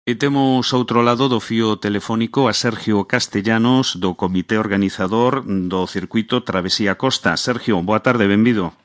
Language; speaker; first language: Galician; native; Galician